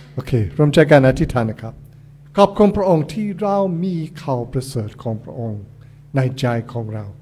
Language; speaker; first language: Thai; non-native, fluent; English